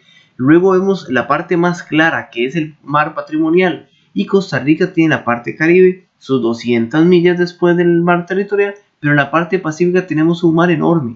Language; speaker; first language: Spanish; native; Spanish